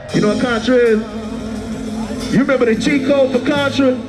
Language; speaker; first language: English; native; English